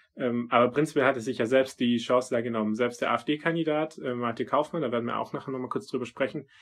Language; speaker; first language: German; native; German